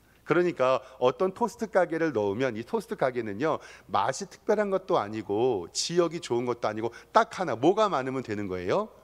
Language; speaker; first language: Korean; native; Korean